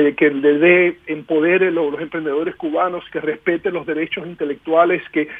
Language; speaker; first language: Spanish; early bilingual, heritage; Spanish